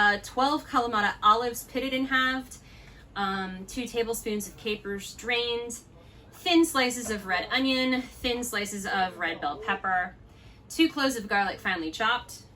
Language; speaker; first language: English; native; English